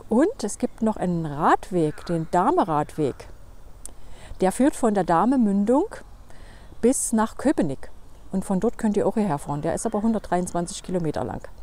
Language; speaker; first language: German; native; German